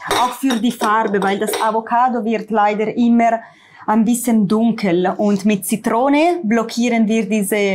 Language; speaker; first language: German; non-native, learner; Italian